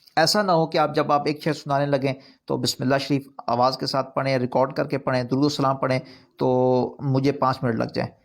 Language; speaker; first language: Urdu; non-native, local second language; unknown